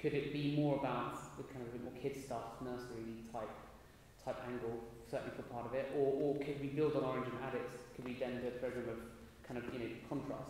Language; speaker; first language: English; native; English